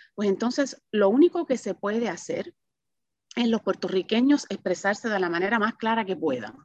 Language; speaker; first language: Spanish; native; Spanish